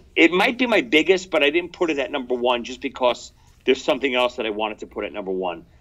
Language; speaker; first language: English; native; English